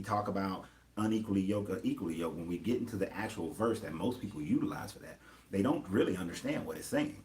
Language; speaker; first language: English; native; English